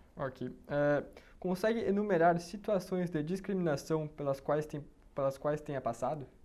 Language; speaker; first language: Portuguese; native; Portuguese